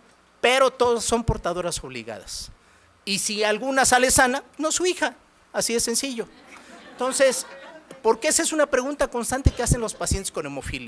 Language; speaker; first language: Spanish; native; Spanish